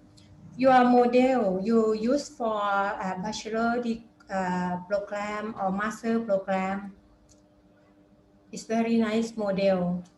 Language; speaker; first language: English; non-native, fluent; Thai